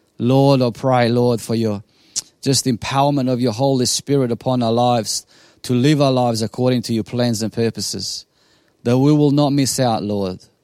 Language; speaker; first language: English; non-native, fluent; Bosnian